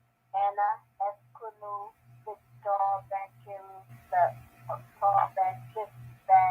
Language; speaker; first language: Arabic; non-native, learner; English